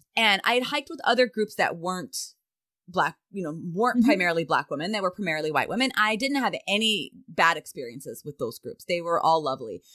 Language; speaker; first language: English; native; English